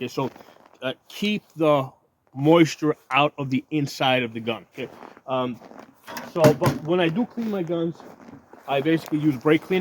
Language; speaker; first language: English; native; English